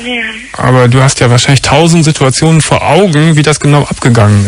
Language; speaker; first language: German; native; German